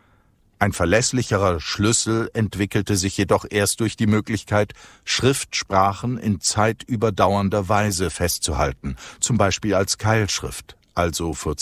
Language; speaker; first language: German; native; German